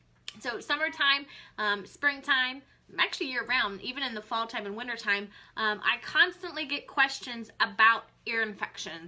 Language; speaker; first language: English; native; English